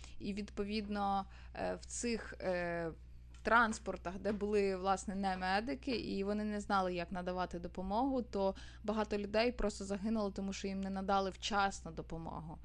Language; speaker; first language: Ukrainian; native; Ukrainian